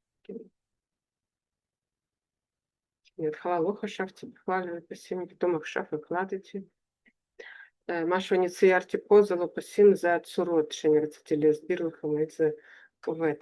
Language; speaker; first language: Hebrew; non-native, fluent; Russian